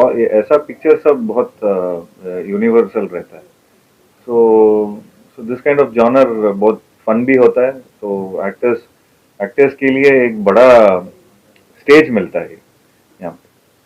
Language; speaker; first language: Hindi; non-native, local second language; Tamil